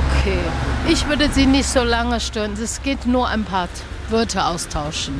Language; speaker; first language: German; non-native, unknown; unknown